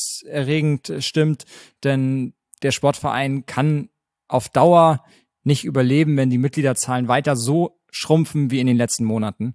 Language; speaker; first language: German; native; German